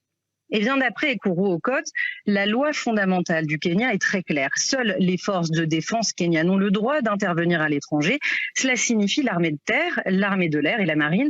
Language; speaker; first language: French; native; French